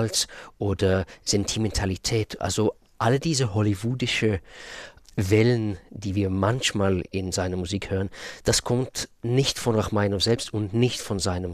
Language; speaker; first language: German; non-native, fluent; Russian